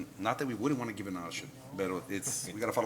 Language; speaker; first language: English; native; English